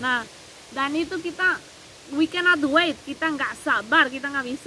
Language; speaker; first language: Indonesian; non-native, fluent; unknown